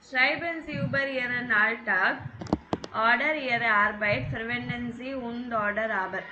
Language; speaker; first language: German; non-native, fluent; Tamil